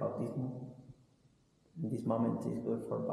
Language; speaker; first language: English; non-native, learner; Spanish